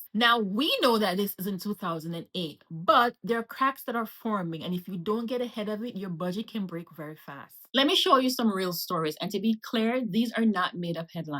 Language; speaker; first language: English; native; English